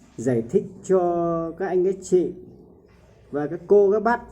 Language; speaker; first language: Vietnamese; non-native, local second language; Hmong